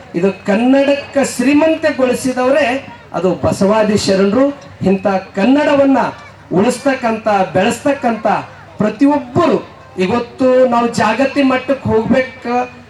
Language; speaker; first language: Kannada; native; Kannada